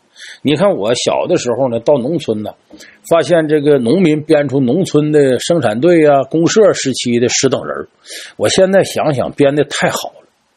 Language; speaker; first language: Chinese; native; Chinese